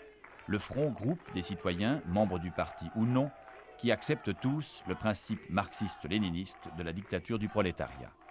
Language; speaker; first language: French; native; French